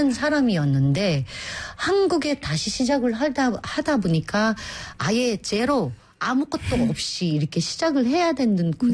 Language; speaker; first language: Korean; non-native, fluent; Filipino